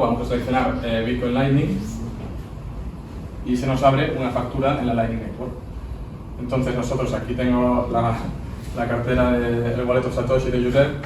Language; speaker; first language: Spanish; native; Spanish